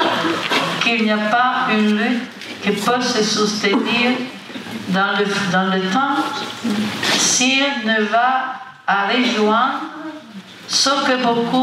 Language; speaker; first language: French; non-native, fluent; Italian